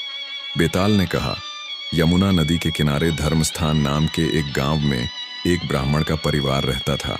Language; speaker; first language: Hindi; native; Hindi